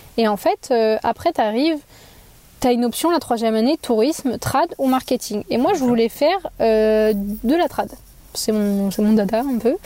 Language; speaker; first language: French; native; French